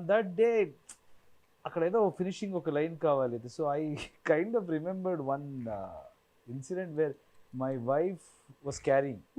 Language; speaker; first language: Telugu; non-native, fluent; Kannada